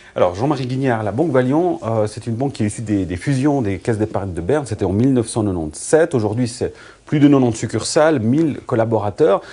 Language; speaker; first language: French; native; French